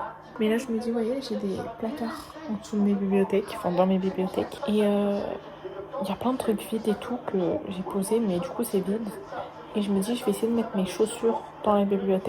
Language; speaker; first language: French; native; French